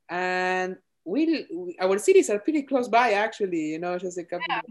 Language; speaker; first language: English; non-native, fluent; Spanish